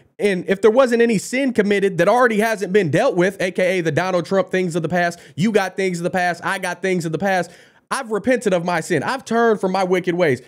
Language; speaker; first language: English; native; English